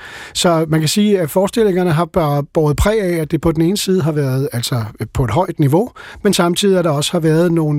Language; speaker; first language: Danish; native; Danish